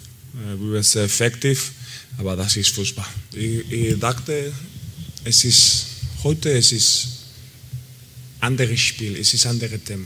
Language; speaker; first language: German; non-native, learner; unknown